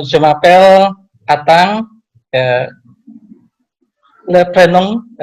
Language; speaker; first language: French; non-native, learner; Indonesian